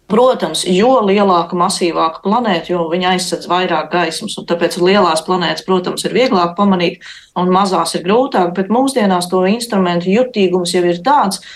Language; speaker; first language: Latvian; native; Latvian